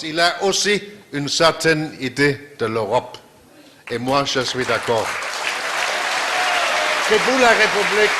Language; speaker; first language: French; non-native, fluent; Danish